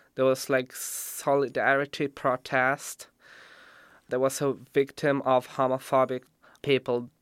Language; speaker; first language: English; non-native, fluent; Russian